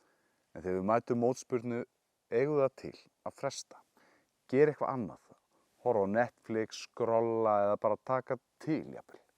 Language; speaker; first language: Icelandic; native; Icelandic